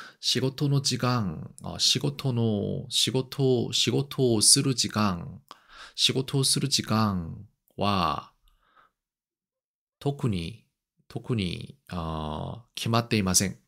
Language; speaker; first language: Japanese; non-native, learner; Korean